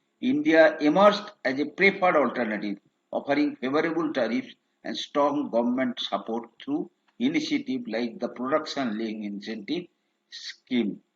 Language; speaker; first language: English; non-native, local second language; Bangla